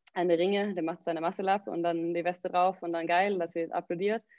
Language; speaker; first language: German; non-native, fluent; Swedish